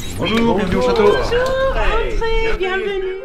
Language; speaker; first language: French; non-native, fluent; English